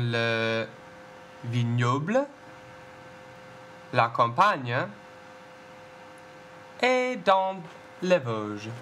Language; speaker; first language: French; non-native, learner; English